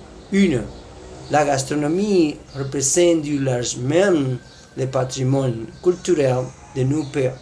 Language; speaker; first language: French; non-native, learner; Spanish